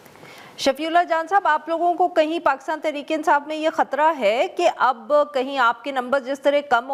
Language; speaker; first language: Urdu; native; Urdu